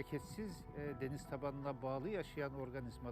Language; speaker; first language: Turkish; native; Turkish